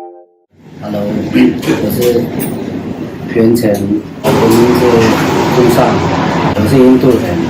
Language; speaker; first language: Chinese; non-native, learner; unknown